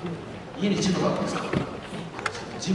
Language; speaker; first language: Japanese; native; Japanese